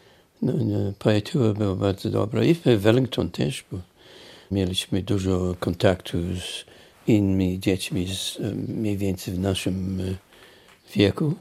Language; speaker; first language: Polish; early bilingual, heritage; Polish